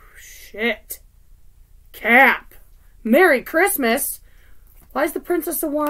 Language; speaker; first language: English; native; English